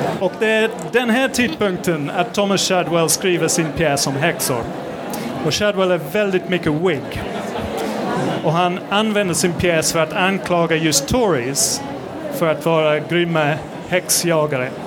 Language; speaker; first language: Swedish; non-native, fluent; English